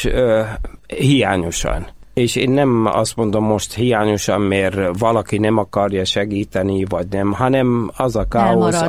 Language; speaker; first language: Hungarian; non-native, fluent; Arabic